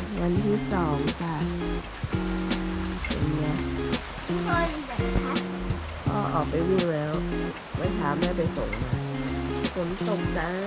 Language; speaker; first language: Thai; native; Thai